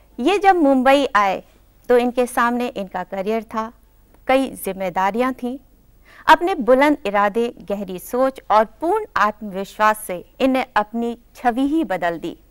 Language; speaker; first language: Hindi; native; Hindi